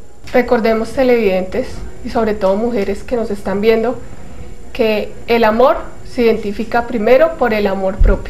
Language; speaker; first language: Spanish; native; Spanish